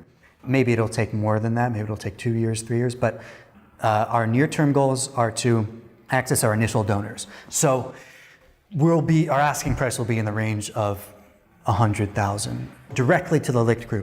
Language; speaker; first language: English; native; English